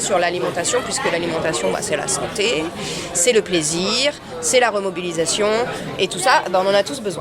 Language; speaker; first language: French; native; French